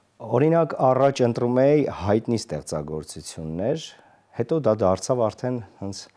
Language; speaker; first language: Armenian; native; Armenian